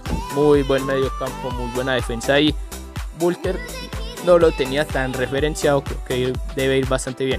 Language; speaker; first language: Spanish; native; Spanish